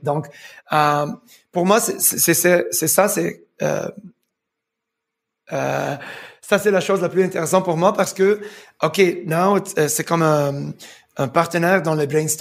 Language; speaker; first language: French; early bilingual, heritage; French